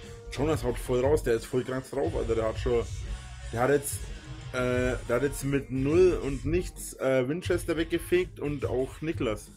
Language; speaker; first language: German; native; German